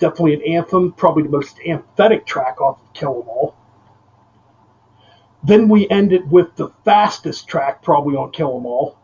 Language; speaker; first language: English; native; English